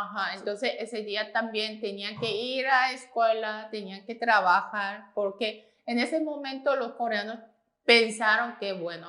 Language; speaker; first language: Spanish; non-native, fluent; Korean